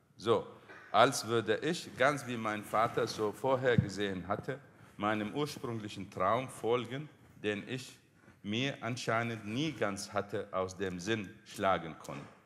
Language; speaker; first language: German; non-native, fluent; Arabic